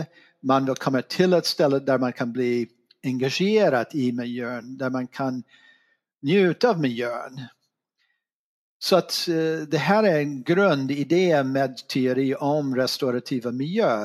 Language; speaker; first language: Swedish; non-native, fluent; English